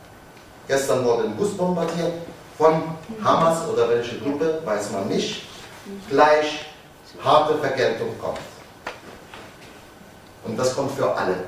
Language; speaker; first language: German; non-native, fluent; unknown